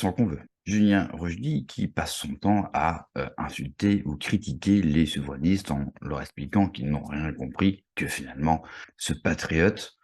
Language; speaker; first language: French; native; French